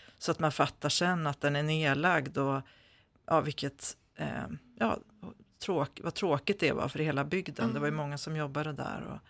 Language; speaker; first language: Swedish; native; Swedish